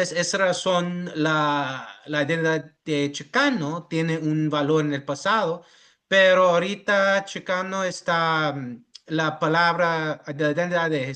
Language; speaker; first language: Spanish; early bilingual, heritage; English